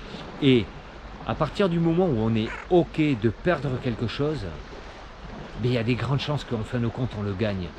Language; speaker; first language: French; native; French